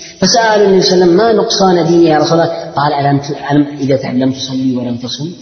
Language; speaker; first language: Arabic; non-native, fluent; Malay